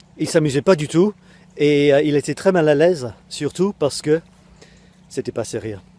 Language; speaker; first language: French; non-native, fluent; English